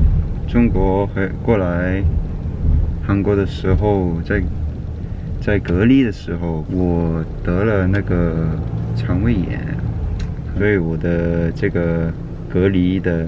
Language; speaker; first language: Chinese; non-native, local second language; Cantonese